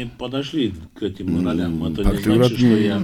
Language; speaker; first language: Russian; non-native, local second language; Georgian